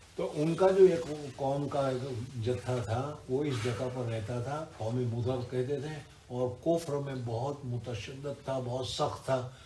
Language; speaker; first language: Urdu; non-native, local second language; Gujarati